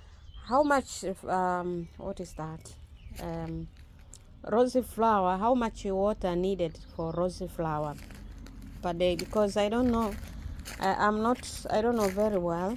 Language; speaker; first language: English; non-native, learner; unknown